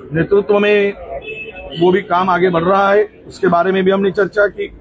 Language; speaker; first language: Hindi; non-native, local second language; Marathi